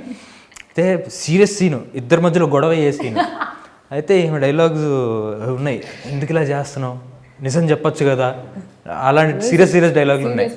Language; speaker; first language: Telugu; native; Telugu